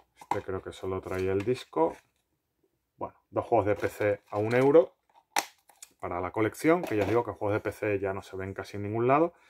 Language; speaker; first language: Spanish; native; Spanish